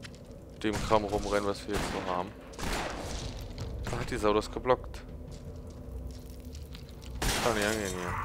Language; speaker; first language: German; native; German